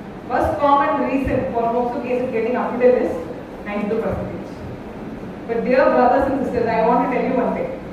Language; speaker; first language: English; non-native, local second language; Malayalam